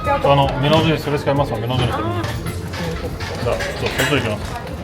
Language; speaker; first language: Japanese; non-native, fluent; French